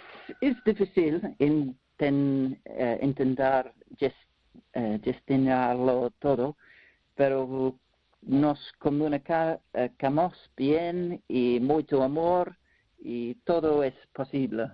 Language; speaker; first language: Spanish; non-native, learner; English